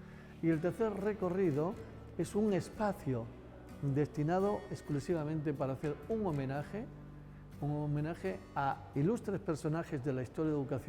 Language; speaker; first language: Spanish; native; Spanish